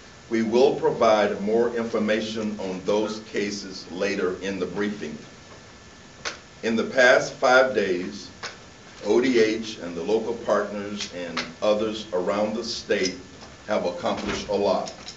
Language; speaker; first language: English; native; English